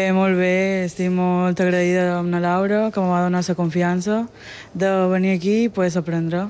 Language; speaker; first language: Catalan; non-native, local second language; Spanish